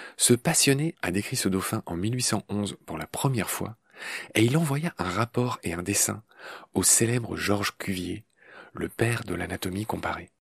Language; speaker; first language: French; native; French